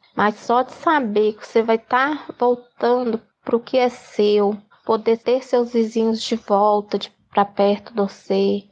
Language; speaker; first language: Portuguese; native; Portuguese